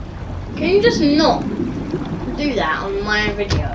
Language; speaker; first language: English; native; English